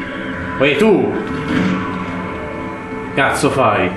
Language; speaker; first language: Italian; native; Italian